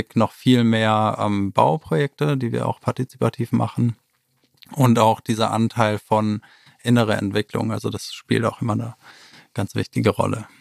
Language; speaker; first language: German; native; German